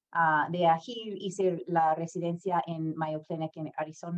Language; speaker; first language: Spanish; non-native, fluent; English